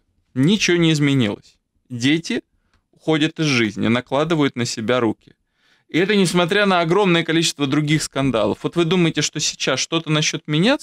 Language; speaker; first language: Russian; native; Russian